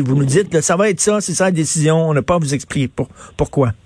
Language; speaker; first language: French; native; French